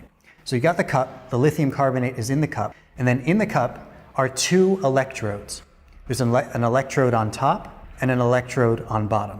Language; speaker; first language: English; native; English